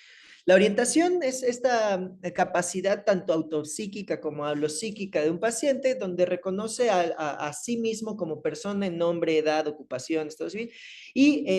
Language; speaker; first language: Spanish; native; Spanish